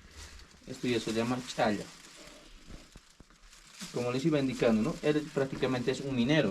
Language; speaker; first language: Spanish; native; Spanish